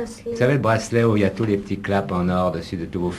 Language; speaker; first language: French; native; French